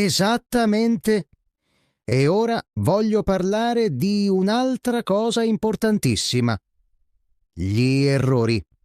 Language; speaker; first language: Italian; non-native, fluent; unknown